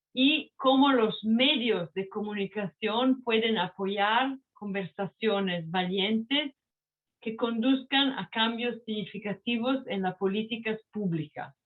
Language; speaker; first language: Spanish; non-native, fluent; Italian